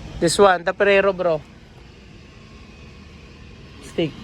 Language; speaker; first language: English; non-native, local second language; Filipino